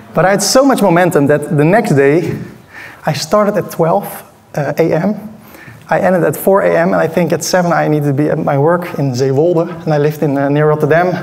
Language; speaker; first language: English; non-native, fluent; Dutch